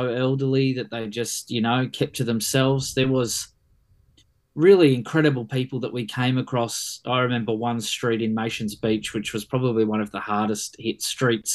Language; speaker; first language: English; native; English